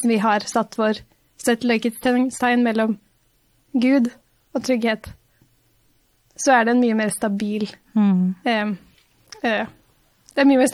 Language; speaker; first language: Norwegian; native; Norwegian